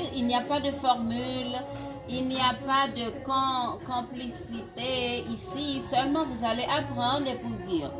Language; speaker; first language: French; non-native, fluent; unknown